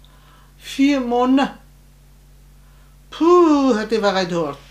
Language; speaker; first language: Danish; non-native, learner; Turkish